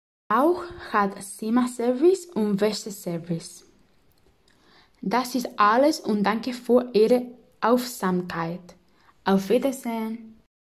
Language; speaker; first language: German; non-native, learner; Spanish